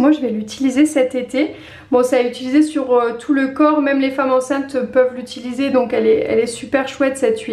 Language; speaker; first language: French; native; French